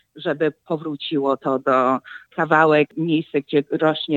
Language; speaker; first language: Polish; early bilingual, heritage; Polish